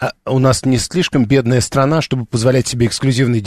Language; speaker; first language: Russian; native; Russian